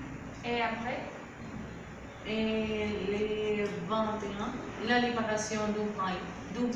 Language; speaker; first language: French; non-native, learner; Spanish